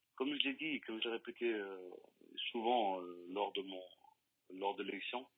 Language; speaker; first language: French; native; French